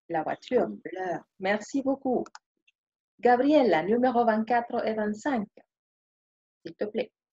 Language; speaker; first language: French; non-native, fluent; Spanish